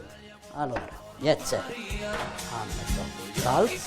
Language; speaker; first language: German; non-native, fluent; Italian